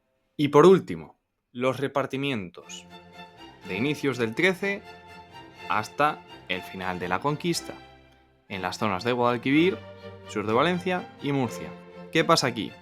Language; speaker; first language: Spanish; native; Spanish